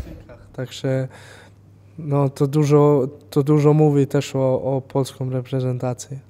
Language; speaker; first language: Polish; non-native, fluent; Serbian